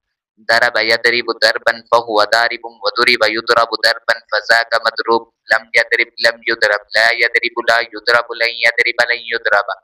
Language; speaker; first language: Arabic; non-native, learner; Urdu